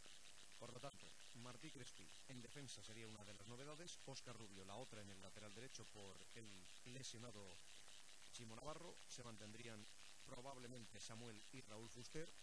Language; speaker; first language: Spanish; native; Spanish